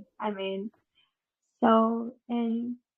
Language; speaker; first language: English; non-native, learner; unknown